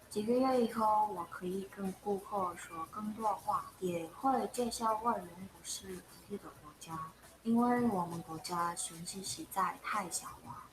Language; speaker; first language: Chinese; non-native, fluent; Mongolian